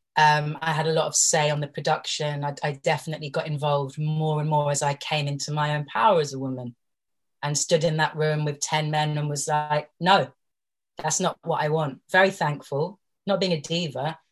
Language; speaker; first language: English; native; English